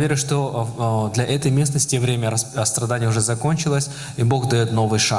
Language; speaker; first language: Russian; native; Russian